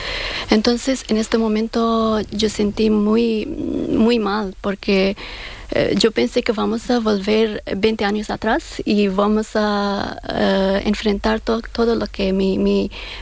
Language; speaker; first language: Spanish; non-native, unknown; Persian